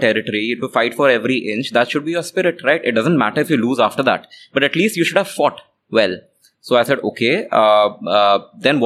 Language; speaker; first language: English; non-native, local second language; Hindi